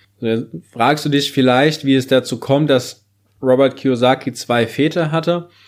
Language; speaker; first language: German; native; German